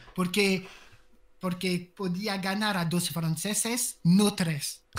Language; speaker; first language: Spanish; non-native, fluent; French